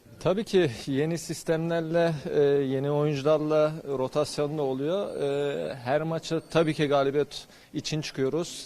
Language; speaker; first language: Turkish; early bilingual, heritage; Turkish